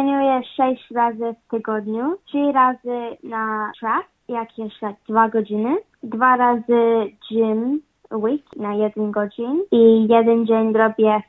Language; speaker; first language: Polish; early bilingual, heritage; English